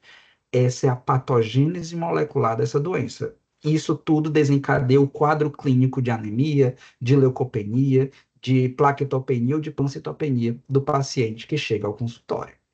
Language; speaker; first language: Portuguese; native; Portuguese